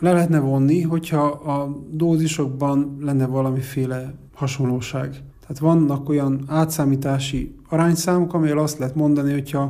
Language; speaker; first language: Hungarian; native; Hungarian